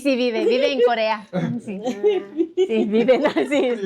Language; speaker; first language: Spanish; non-native, learner; Korean